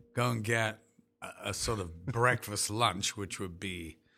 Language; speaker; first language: English; native; English